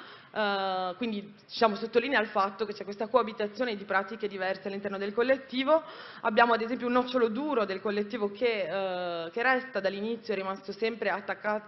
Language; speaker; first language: Italian; native; Italian